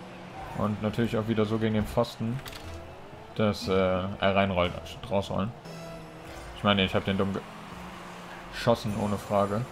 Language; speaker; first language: German; native; German